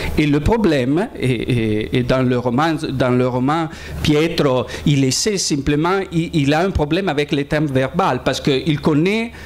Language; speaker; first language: French; non-native, fluent; Italian